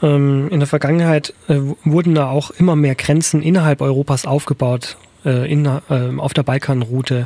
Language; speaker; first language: German; native; German